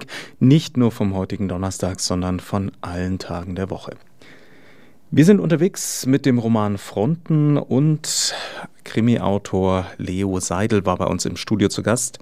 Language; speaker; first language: German; native; German